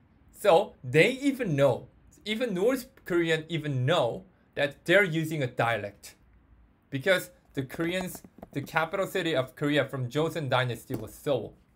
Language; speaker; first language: English; non-native, fluent; Korean